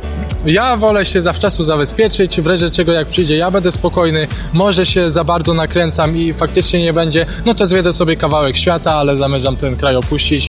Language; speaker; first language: Polish; native; Polish